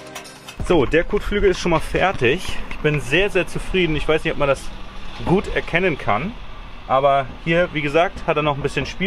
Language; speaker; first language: German; native; German